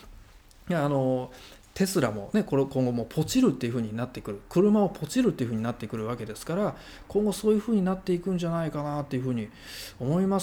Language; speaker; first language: Japanese; native; Japanese